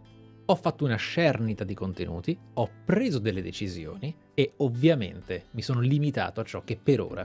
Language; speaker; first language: Italian; native; Italian